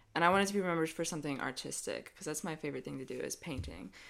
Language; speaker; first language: English; native; English